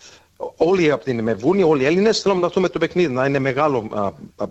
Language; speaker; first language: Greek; early bilingual, heritage; English